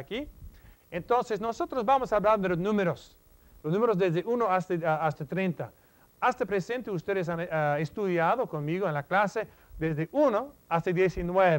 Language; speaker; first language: Spanish; non-native, fluent; English